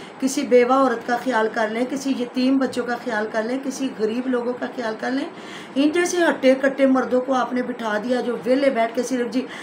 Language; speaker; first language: Urdu; non-native, local second language; Punjabi